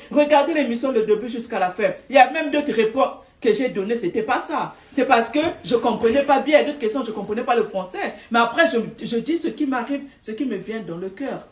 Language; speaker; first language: French; non-native, local second language; Lingala